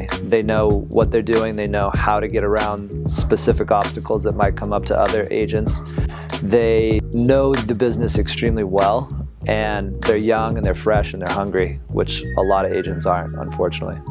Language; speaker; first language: English; native; English